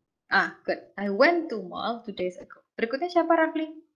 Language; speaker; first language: English; non-native, fluent; Javanese